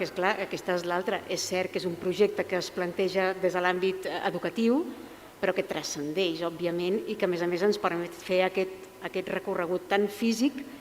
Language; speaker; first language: Catalan; native; Catalan